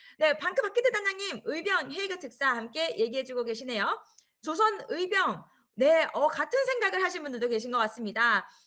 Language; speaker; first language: Korean; native; Korean